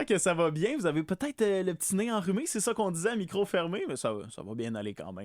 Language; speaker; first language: French; native; French